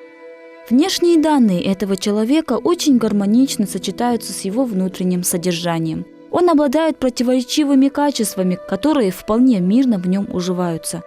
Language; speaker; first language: Russian; native; Russian